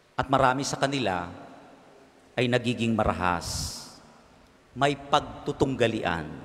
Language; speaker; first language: Filipino; native; Filipino